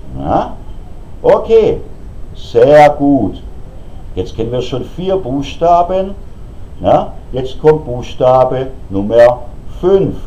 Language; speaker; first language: German; native; German